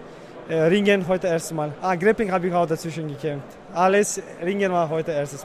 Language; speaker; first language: German; non-native, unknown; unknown